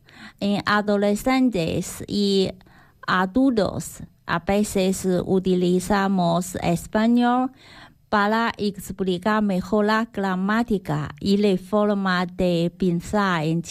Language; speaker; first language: Spanish; non-native, learner; Chinese